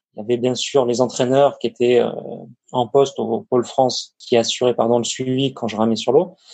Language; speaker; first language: French; native; French